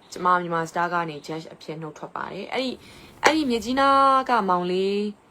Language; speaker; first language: Burmese; native; Burmese